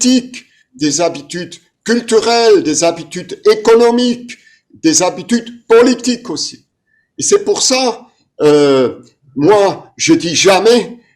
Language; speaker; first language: French; non-native, fluent; German